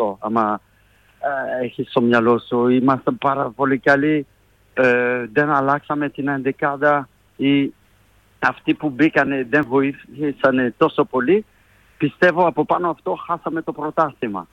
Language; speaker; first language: Greek; non-native, fluent; French